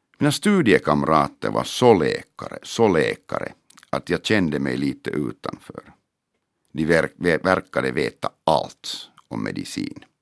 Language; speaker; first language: Swedish; non-native, local second language; Finnish